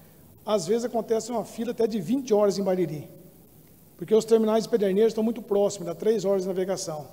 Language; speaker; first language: Portuguese; native; Portuguese